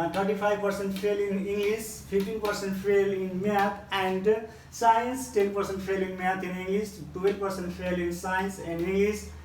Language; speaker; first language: English; non-native, local second language; Nepali